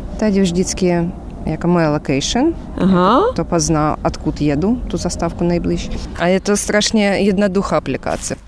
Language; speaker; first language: Czech; non-native, fluent; Ukrainian